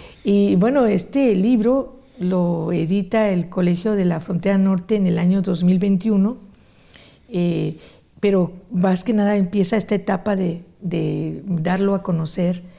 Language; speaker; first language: Spanish; native; Spanish